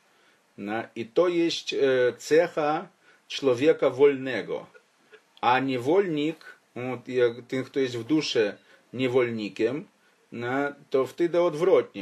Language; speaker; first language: Polish; non-native, fluent; Ukrainian